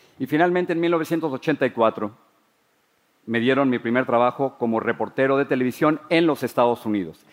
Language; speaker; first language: Spanish; native; Spanish